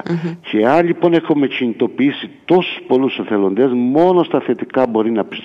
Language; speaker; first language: Greek; native; Greek